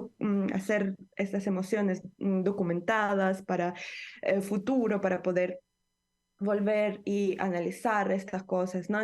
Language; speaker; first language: Spanish; non-native, fluent; Ukrainian